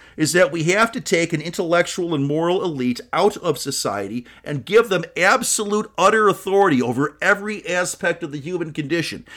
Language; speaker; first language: English; native; English